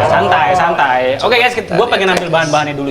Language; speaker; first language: Indonesian; native; Indonesian